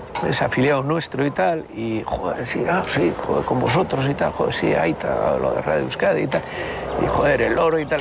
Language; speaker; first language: Spanish; native; Spanish